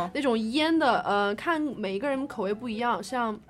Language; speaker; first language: Chinese; native; Chinese